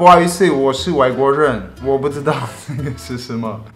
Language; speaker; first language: Chinese; non-native, learner; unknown